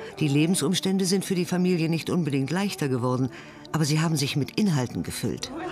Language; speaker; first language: German; native; German